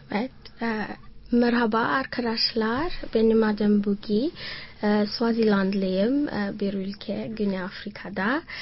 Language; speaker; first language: Turkish; non-native, learner; Swati